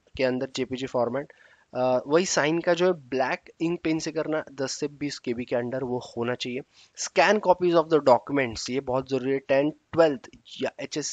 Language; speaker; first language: Hindi; native; Hindi